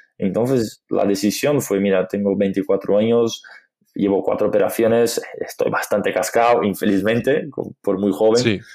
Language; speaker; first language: Spanish; non-native, fluent; Portuguese